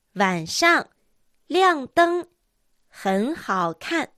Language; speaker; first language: Japanese; non-native, fluent; Chinese